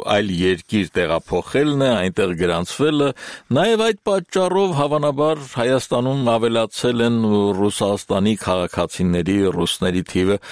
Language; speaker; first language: Armenian; native; Armenian